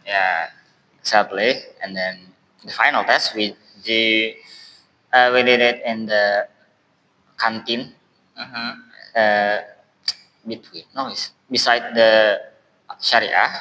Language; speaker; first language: English; non-native, learner; Indonesian